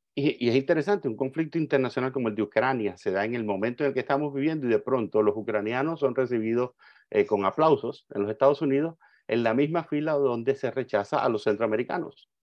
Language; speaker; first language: Spanish; native; Spanish